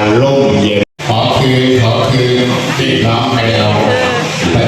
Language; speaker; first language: Thai; native; Thai